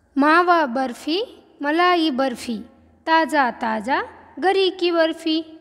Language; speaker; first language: Hindi; non-native, local second language; Marathi